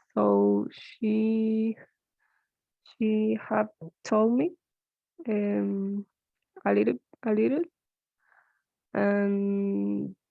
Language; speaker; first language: English; non-native, learner; Spanish